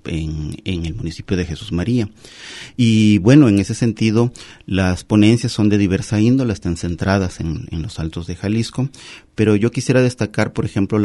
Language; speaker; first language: Spanish; native; Spanish